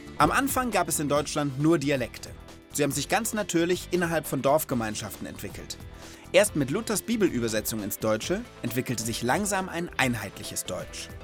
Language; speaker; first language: German; native; German